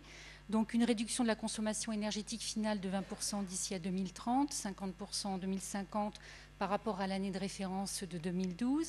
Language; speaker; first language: French; native; French